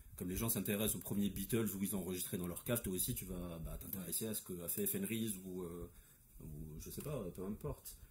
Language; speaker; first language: French; non-native, local second language; Arabic